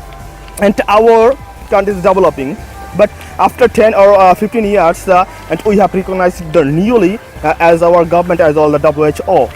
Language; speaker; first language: English; non-native, fluent; Bangla